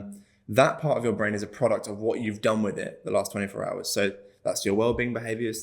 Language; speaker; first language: English; native; English